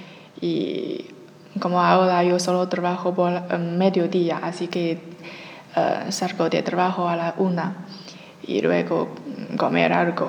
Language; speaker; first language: Spanish; non-native, learner; Chinese